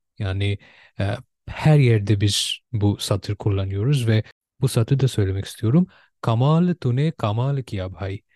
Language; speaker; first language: Turkish; non-native, fluent; Bangla